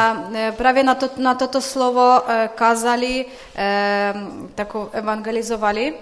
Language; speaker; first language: Czech; non-native, fluent; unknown